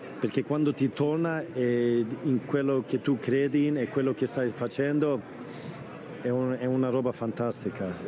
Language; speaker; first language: Italian; non-native, fluent; Swedish